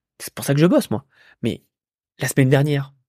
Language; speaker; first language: French; native; French